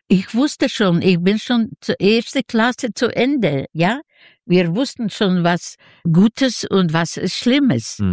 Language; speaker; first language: German; non-native, learner; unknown